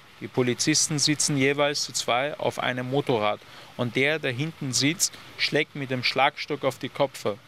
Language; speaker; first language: German; non-native, fluent; Persian